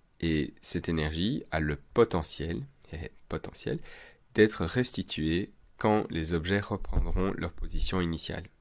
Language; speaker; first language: French; native; French